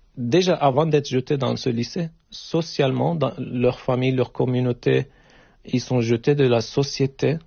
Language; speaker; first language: French; non-native, learner; Turkish